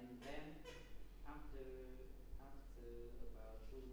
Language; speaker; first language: English; non-native, learner; Vietnamese